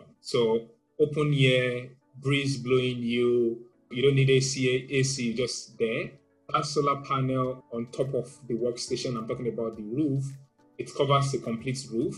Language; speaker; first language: English; non-native, local second language; Yoruba